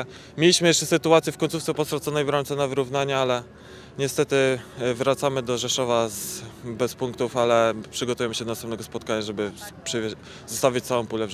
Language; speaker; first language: Polish; native; Polish